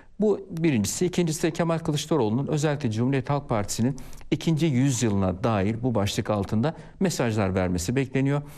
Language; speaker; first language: Turkish; early bilingual, heritage; Turkish